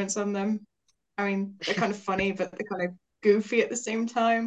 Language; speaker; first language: English; native; English